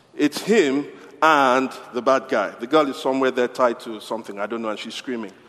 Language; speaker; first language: English; non-native, local second language; Yoruba